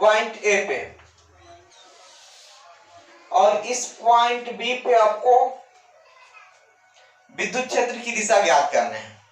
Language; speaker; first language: Hindi; native; Hindi